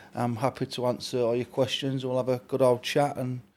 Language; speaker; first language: English; native; English